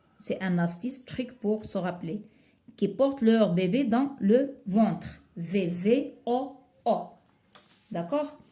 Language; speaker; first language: French; non-native, local second language; Arabic